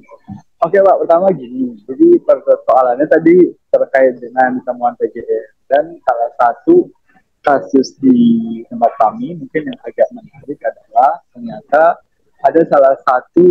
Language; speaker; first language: Indonesian; native; Indonesian